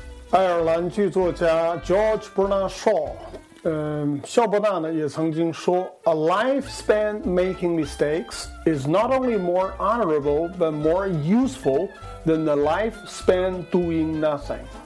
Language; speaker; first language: English; non-native, fluent; Chinese